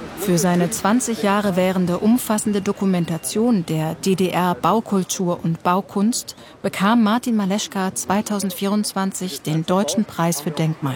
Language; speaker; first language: German; native; German